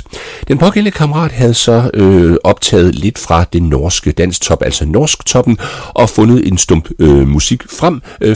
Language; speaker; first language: Danish; native; Danish